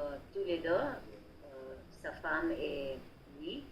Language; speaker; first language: French; non-native, learner; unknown